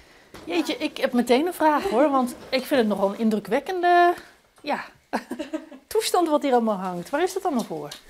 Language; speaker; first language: Dutch; native; Dutch